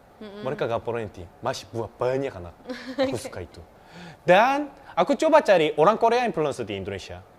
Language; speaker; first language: Indonesian; non-native, fluent; Korean